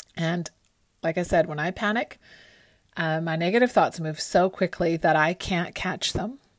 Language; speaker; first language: English; early bilingual, other home language; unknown